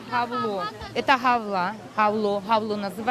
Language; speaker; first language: Russian; non-native, local second language; Tajik